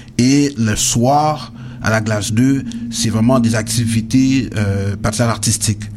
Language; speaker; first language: French; native; French